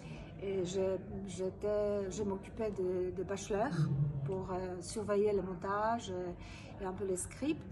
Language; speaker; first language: French; non-native, fluent; Polish